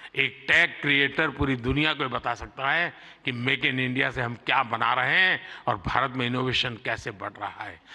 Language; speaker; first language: Hindi; non-native, local second language; Gujarati